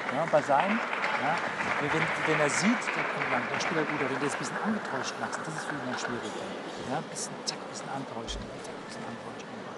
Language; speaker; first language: German; native; German